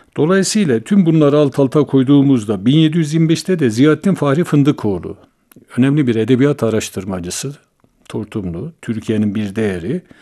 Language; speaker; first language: Turkish; native; Turkish